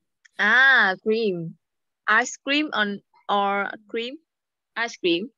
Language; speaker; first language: English; non-native, fluent; Vietnamese